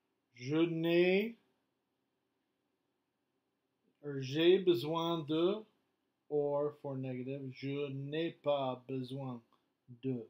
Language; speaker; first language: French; non-native, fluent; English